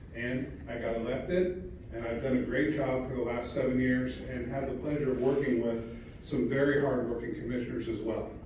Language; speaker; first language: English; native; English